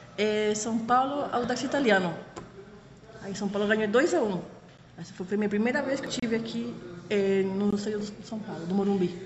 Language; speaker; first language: Portuguese; non-native, fluent; Spanish